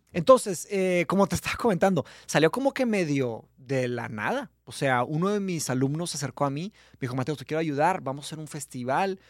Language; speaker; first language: Spanish; early bilingual, other home language; Portuguese